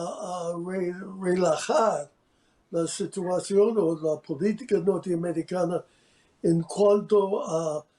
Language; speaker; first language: Spanish; non-native, fluent; English